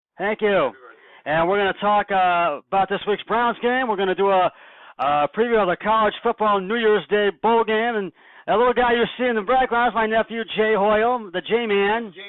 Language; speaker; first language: English; native; English